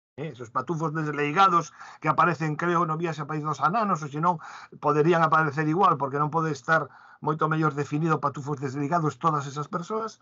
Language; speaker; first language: Galician; native; Galician